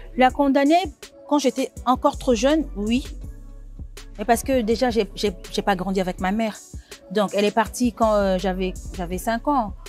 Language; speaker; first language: French; non-native, local second language; Lingala